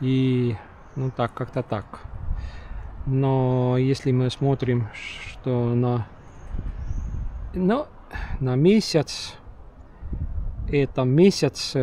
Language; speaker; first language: Russian; non-native, local second language; Estonian